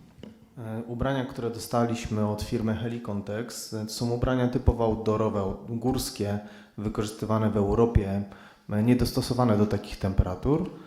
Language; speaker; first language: Polish; native; Polish